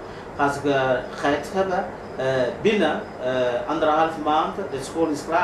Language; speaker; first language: Dutch; non-native, learner; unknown